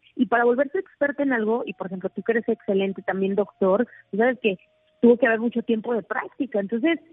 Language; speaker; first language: Spanish; native; Spanish